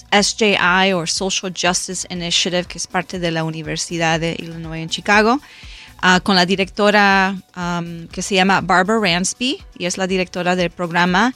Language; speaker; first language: Spanish; non-native, local second language; English